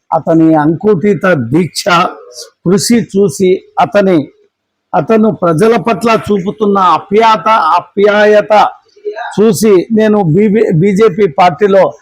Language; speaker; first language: Telugu; native; Telugu